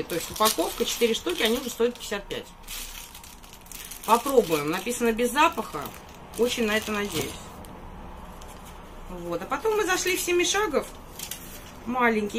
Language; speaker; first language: Russian; native; Russian